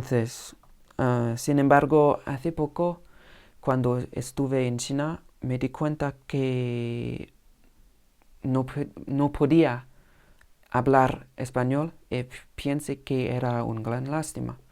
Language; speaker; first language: Spanish; non-native, fluent; English